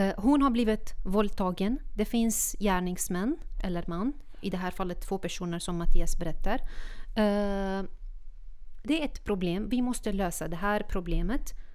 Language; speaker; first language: Swedish; non-native, fluent; Arabic